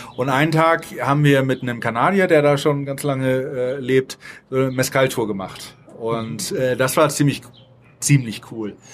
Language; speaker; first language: German; native; German